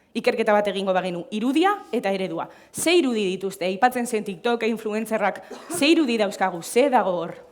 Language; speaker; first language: Basque; non-native, local second language; Spanish